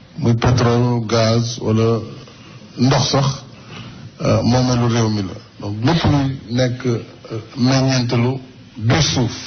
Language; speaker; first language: Wolof; native; Wolof